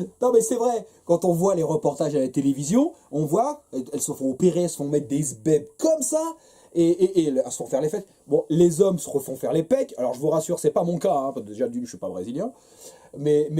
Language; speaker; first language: French; native; French